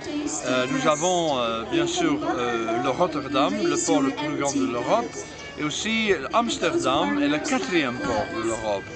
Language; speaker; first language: French; non-native, fluent; Dutch